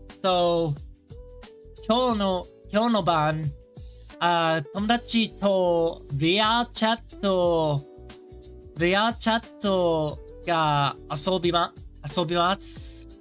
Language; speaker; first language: Japanese; non-native, learner; English